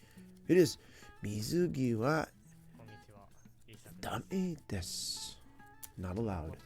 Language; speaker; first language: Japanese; non-native, learner; English